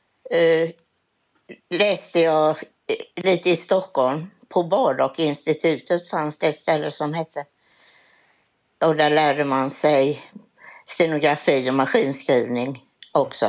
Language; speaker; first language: Swedish; native; Swedish